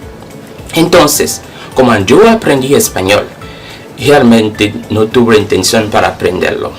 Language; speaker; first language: Spanish; non-native, local second language; French